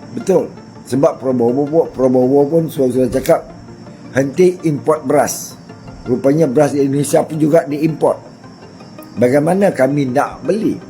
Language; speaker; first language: Malay; native; Malay